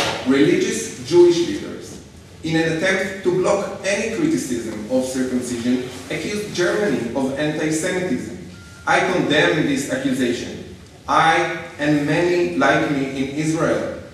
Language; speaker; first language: English; non-native, fluent; Hebrew